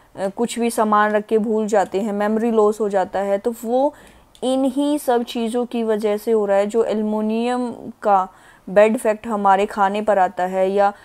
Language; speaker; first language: Hindi; native; Hindi